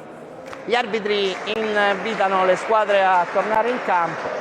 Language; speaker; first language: Italian; native; Italian